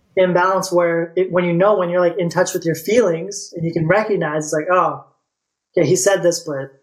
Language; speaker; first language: English; non-native, fluent; Bulgarian